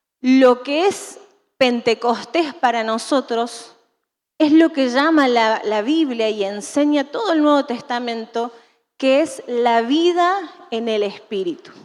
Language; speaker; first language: Spanish; native; Spanish